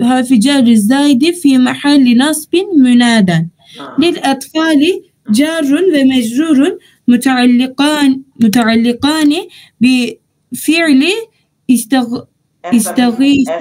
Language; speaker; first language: Arabic; non-native, fluent; Turkish